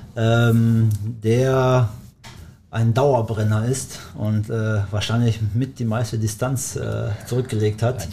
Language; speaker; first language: German; early bilingual, other home language; Albanian